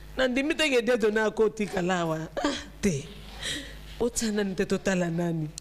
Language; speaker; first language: Lingala; non-native, local second language; Luba-Lulua